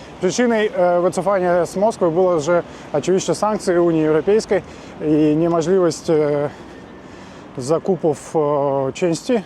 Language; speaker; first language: Polish; non-native, fluent; Russian